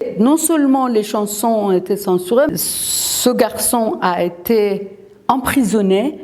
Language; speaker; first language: French; non-native, fluent; Persian